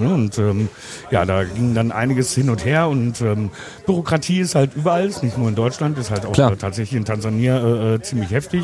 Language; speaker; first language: German; native; German